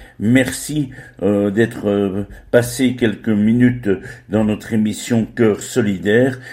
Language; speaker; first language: French; native; French